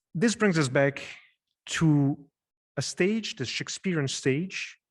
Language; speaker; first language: English; non-native, fluent; Italian